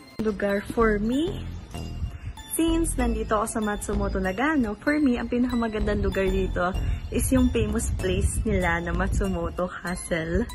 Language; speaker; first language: Filipino; native; Filipino